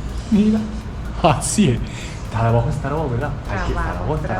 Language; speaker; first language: Spanish; non-native, learner; Japanese